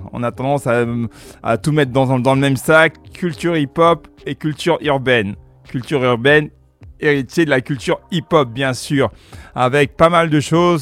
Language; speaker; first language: French; native; French